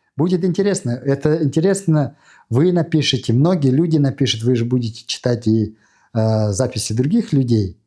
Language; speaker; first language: Russian; non-native, fluent; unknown